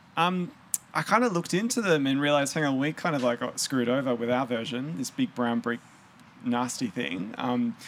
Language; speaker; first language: English; native; English